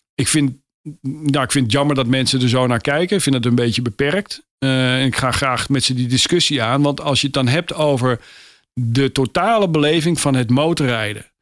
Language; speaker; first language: Dutch; native; Dutch